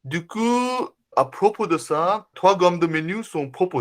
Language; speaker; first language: French; non-native, fluent; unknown